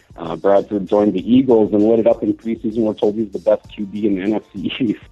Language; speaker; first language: English; native; English